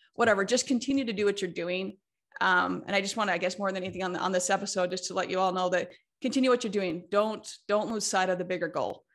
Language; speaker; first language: English; native; English